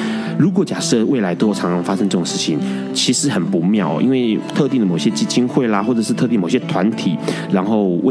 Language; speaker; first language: Chinese; native; Chinese